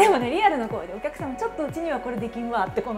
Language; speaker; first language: Japanese; native; Japanese